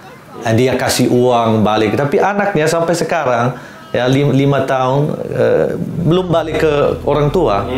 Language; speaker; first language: Indonesian; non-native, fluent; Dutch